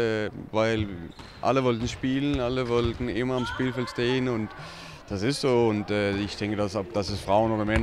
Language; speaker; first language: German; non-native, fluent; Danish